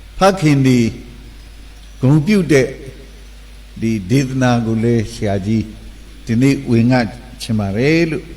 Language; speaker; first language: Burmese; non-native, local second language; S'gaw Karen